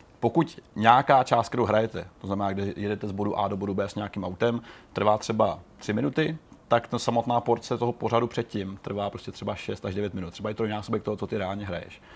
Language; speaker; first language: Czech; native; Czech